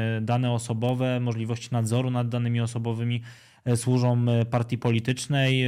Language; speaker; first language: Polish; native; Polish